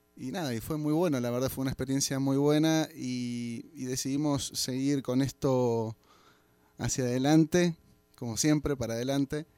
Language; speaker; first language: Spanish; native; Spanish